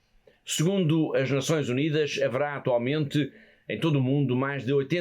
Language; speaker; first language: Portuguese; native; Portuguese